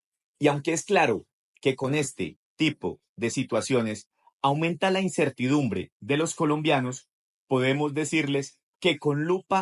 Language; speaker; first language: Spanish; native; Spanish